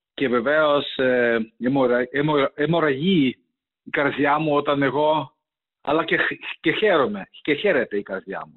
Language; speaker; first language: Greek; non-native, fluent; Ukrainian